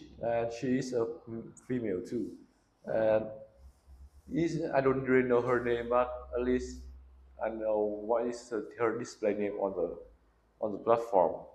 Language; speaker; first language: English; non-native, learner; Vietnamese